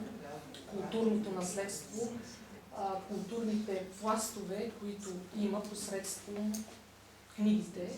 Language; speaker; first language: Bulgarian; native; Bulgarian